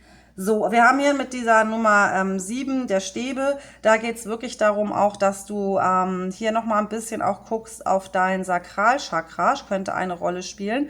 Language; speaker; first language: German; native; German